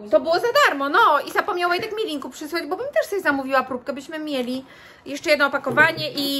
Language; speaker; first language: Polish; native; Polish